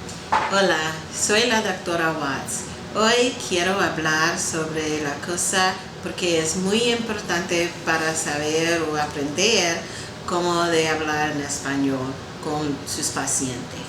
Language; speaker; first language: Spanish; non-native, learner; English